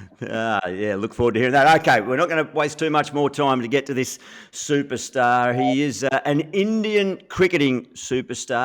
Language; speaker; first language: English; native; English